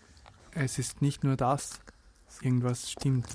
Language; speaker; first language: German; native; German